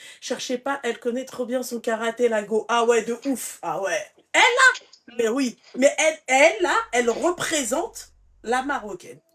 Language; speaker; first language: French; early bilingual, other home language; Arabic